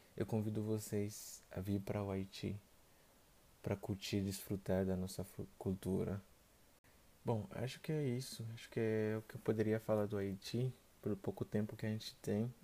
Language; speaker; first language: Portuguese; non-native, fluent; Haitian Creole